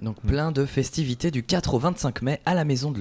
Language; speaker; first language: French; native; French